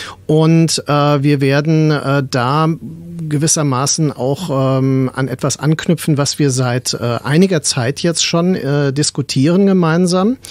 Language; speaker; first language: German; native; German